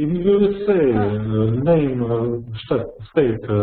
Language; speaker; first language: English; non-native, learner; Russian